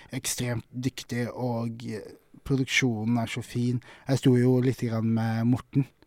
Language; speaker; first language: Norwegian; native; Norwegian